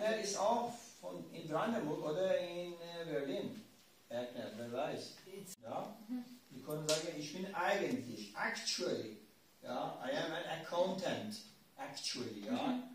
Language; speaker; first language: German; non-native, learner; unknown